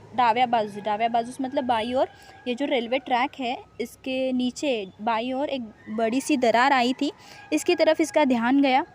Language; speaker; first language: Hindi; non-native, local second language; Marathi